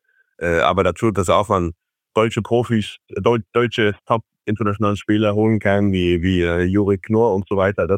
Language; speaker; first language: German; non-native, fluent; Faroese